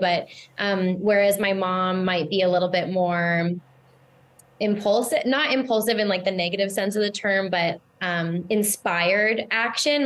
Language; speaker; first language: English; native; English